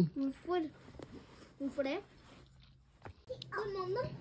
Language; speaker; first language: Norwegian; early bilingual, other home language; Filipino